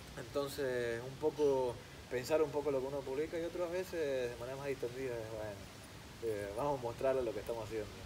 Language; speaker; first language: Spanish; early bilingual, other home language; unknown